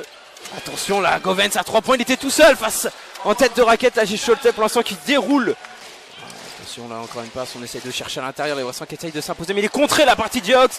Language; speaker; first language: French; native; French